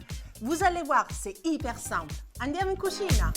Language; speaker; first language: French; non-native, fluent; Italian